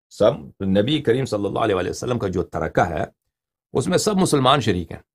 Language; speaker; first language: Urdu; non-native, fluent; Persian